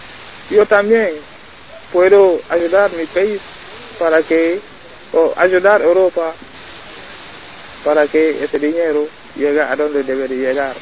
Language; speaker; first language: Spanish; non-native, learner; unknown